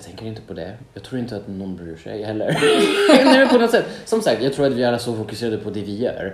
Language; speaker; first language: Swedish; non-native, fluent; French